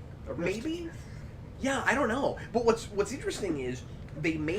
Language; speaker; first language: English; native; English